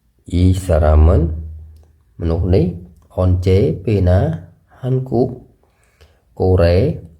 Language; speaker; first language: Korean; non-native, fluent; Khmer